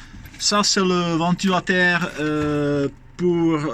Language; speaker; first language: French; non-native, fluent; Czech